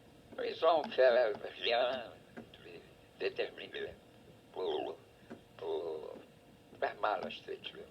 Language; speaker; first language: French; non-native, fluent; Portuguese